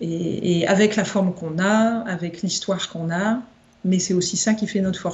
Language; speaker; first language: French; native; French